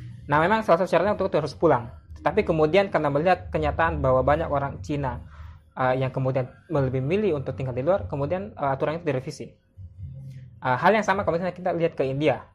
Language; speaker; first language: Indonesian; non-native, local second language; Buginese